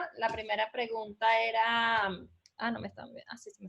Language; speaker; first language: Spanish; native; Spanish